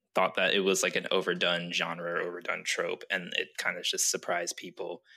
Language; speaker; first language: English; early bilingual, other home language; Chinese